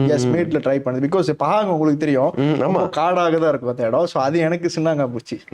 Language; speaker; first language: Tamil; early bilingual, heritage; Tamil